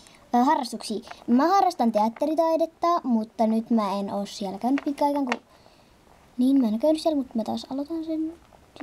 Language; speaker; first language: Finnish; native; Finnish